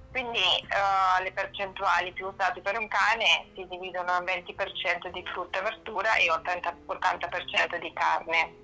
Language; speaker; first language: Italian; non-native, fluent; German